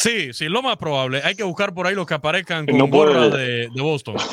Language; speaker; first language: Spanish; native; Spanish